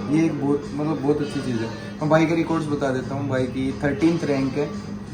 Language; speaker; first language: Hindi; native; Hindi